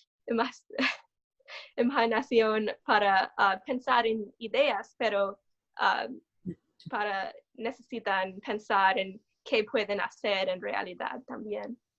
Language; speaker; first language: Spanish; non-native, learner; English